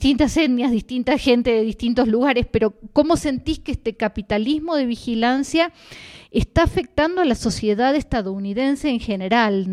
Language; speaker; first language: Spanish; native; Spanish